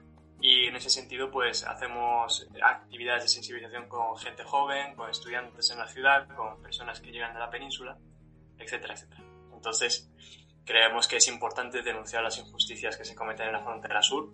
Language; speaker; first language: Spanish; native; Spanish